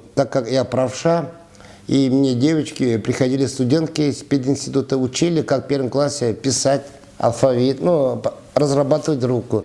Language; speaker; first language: Russian; non-native, local second language; Chuvash